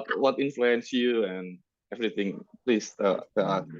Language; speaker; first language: English; non-native, learner; Indonesian